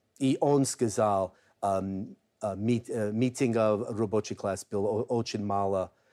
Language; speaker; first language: Russian; non-native, learner; English